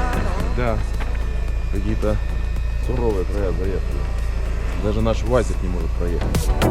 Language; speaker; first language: Russian; native; Russian